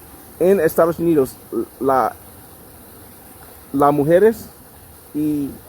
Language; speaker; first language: Spanish; non-native, learner; English